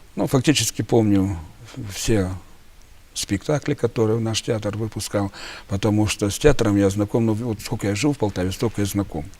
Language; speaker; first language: Russian; native; Russian